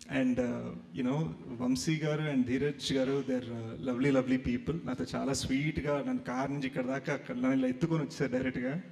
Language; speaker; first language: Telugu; native; Telugu